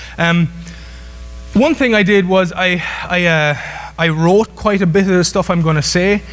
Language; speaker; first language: English; native; English